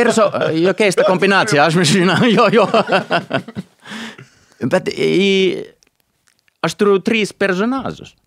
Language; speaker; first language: Lithuanian; non-native, fluent; Finnish